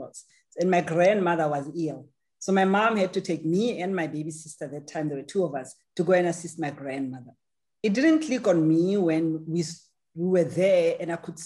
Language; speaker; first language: English; non-native, local second language; Tswana